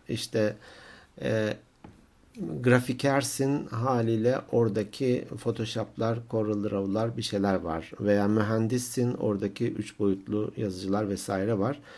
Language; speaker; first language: Turkish; native; Turkish